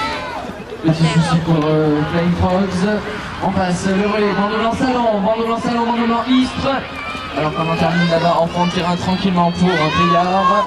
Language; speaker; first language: French; native; French